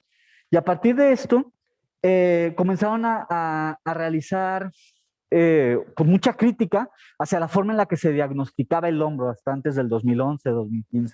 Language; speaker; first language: Spanish; native; Spanish